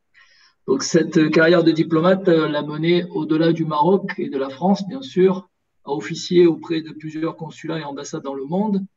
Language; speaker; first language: French; native; French